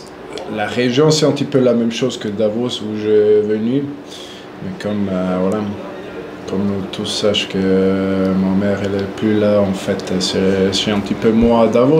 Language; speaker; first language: French; non-native, local second language; German